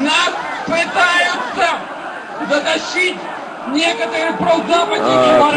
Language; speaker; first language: Russian; native; Russian